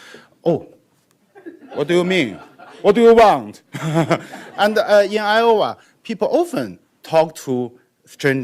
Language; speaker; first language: English; non-native, learner; Chinese